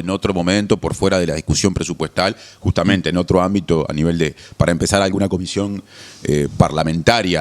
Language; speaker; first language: Spanish; native; Spanish